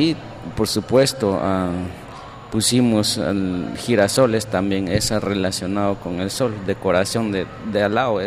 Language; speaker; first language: Spanish; non-native, local second language; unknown